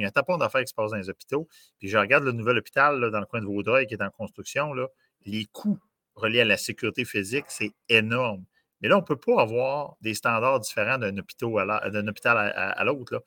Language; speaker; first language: French; native; French